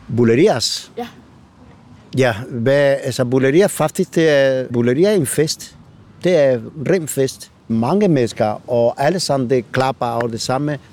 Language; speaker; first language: Danish; non-native, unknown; Spanish